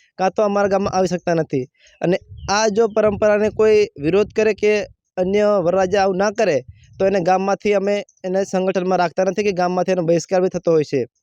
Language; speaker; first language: Gujarati; non-native, local second language; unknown